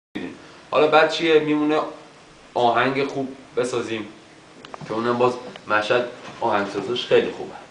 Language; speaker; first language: Persian; native; Persian